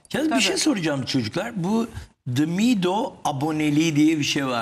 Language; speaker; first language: Turkish; native; Turkish